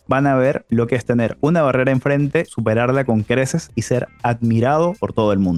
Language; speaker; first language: Spanish; native; Spanish